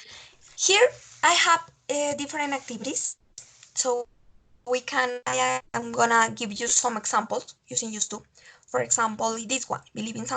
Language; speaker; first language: English; non-native, fluent; Spanish